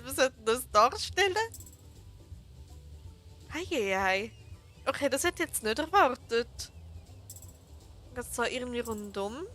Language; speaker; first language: German; native; German